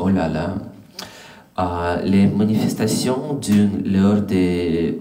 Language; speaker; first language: French; non-native, learner; English